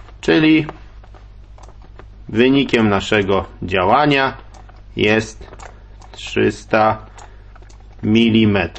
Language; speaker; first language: Polish; native; Polish